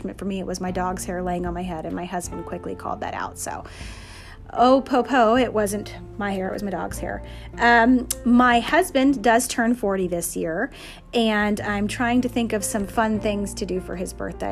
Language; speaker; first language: English; native; English